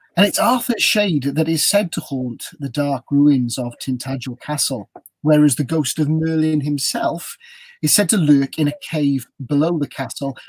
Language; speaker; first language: English; native; English